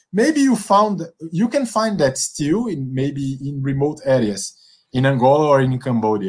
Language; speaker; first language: English; non-native, fluent; Portuguese